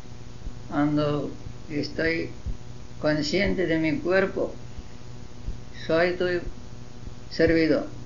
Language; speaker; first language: Spanish; non-native, fluent; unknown